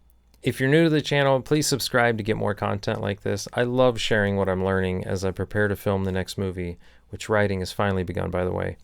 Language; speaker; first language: English; native; English